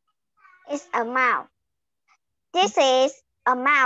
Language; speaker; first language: English; non-native, learner; Vietnamese